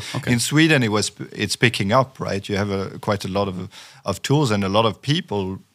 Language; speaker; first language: English; non-native, fluent; French